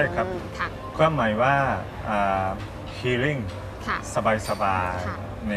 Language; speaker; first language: Thai; non-native, learner; Japanese